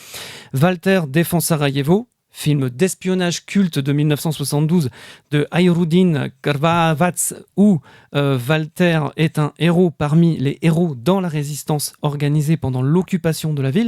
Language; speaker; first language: French; native; French